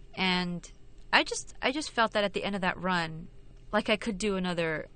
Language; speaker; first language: English; non-native, local second language; Filipino